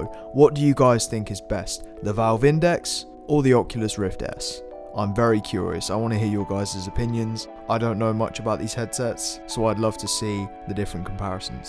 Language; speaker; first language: English; native; English